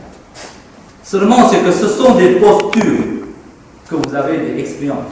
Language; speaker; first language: French; non-native, fluent; Chinese